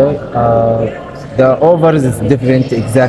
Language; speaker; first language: English; non-native, learner; Arabic